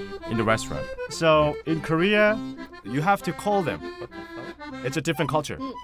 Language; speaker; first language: English; non-native, fluent; Korean